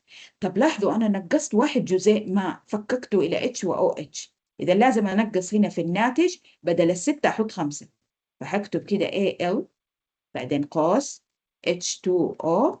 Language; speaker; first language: Arabic; native; Arabic